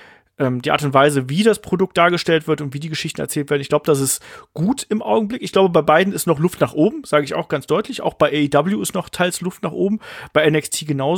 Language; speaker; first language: German; native; German